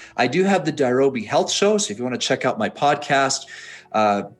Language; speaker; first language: English; native; English